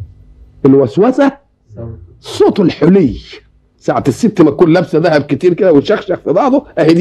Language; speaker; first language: Arabic; native; Arabic